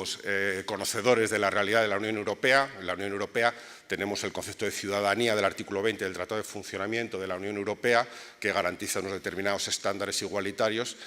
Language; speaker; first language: Spanish; native; Spanish